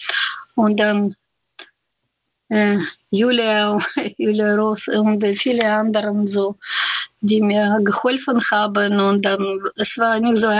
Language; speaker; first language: German; non-native, fluent; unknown